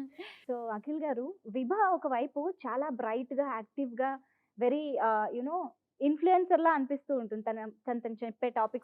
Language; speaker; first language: Telugu; native; Telugu